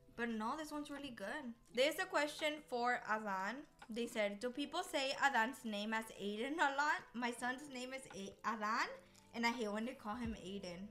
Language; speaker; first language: English; early bilingual, other home language; Spanish